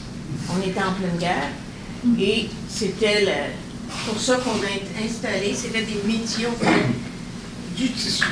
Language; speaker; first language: French; native; French